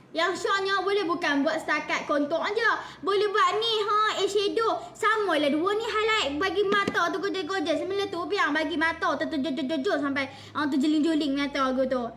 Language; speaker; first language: Malay; native; Malay